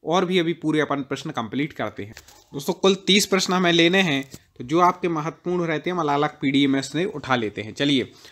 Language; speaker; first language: Hindi; native; Hindi